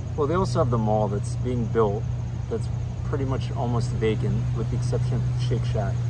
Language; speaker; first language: English; native; English